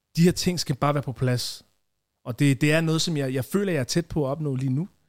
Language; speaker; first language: Danish; early bilingual, other home language; Ganda